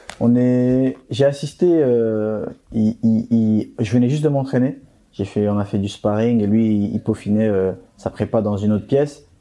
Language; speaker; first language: French; early bilingual, other home language; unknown